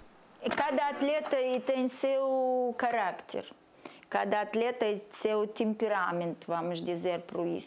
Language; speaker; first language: Portuguese; non-native, learner; Russian